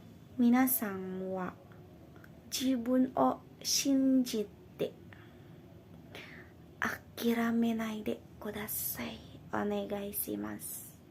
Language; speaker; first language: Japanese; non-native, learner; Indonesian